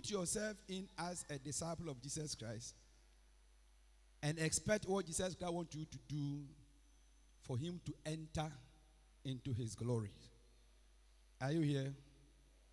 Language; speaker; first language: English; non-native, local second language; Akan